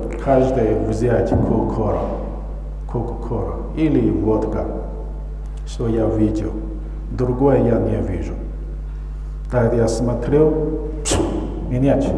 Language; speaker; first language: Russian; non-native, learner; Chinese